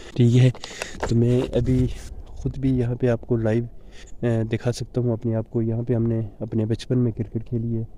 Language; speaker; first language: Urdu; non-native, local second language; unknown